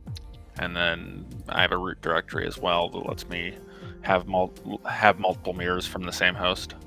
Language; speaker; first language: English; native; English